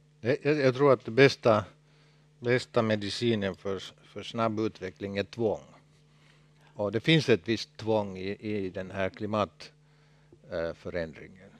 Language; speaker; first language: Swedish; non-native, local second language; Finnish